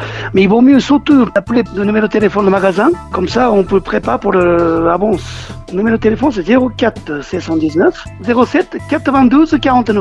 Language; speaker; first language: French; non-native, learner; Japanese